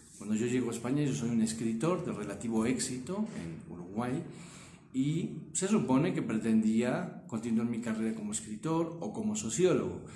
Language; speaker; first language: Spanish; native; Spanish